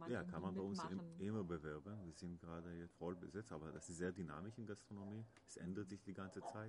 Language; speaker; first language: German; non-native, learner; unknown